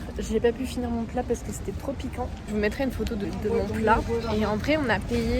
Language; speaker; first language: French; native; French